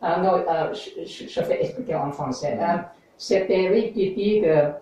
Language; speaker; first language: French; non-native, learner; English